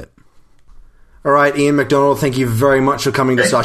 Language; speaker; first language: English; native; English